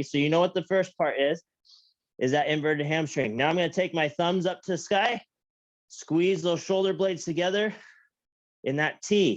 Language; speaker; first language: English; native; English